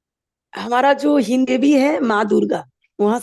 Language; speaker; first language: Hindi; non-native, local second language; Bangla